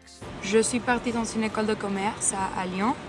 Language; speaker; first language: French; non-native, fluent; Spanish